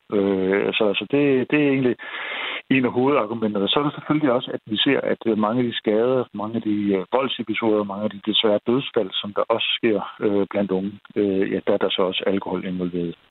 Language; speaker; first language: Danish; native; Danish